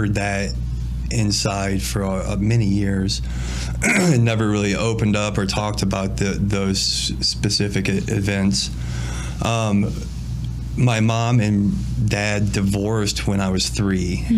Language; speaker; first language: English; native; English